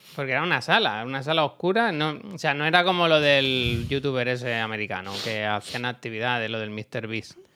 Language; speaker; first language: Spanish; native; Spanish